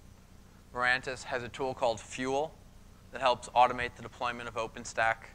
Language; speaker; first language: English; native; English